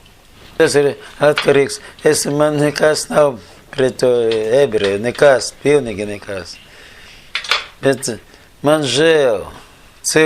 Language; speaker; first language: Latvian; non-native, learner; Russian